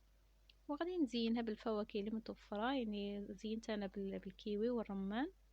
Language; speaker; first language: Arabic; native; Arabic